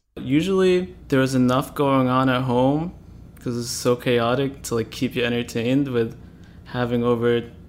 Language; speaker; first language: English; early bilingual, other home language; Filipino